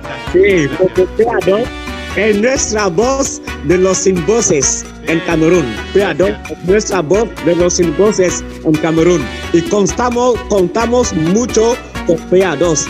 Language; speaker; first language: Spanish; non-native, fluent; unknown